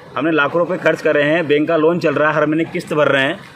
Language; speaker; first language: Hindi; native; Hindi